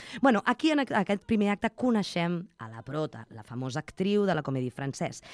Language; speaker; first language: Catalan; non-native, fluent; Russian